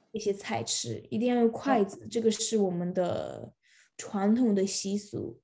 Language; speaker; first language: Chinese; early bilingual, other home language; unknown